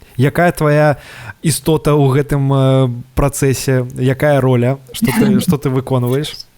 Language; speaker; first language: Belarusian; native; Belarusian